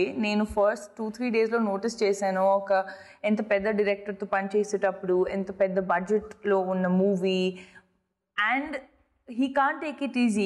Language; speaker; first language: Telugu; non-native, fluent; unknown